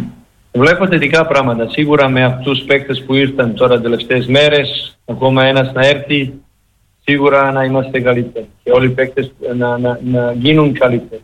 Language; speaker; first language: Greek; non-native, learner; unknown